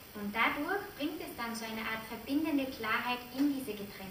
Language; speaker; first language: German; native; German